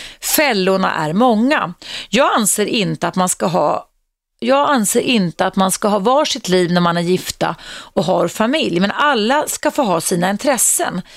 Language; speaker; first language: Swedish; native; Swedish